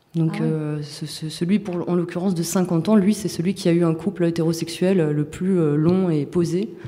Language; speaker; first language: French; native; French